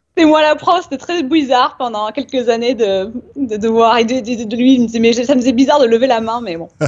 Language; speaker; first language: French; native; French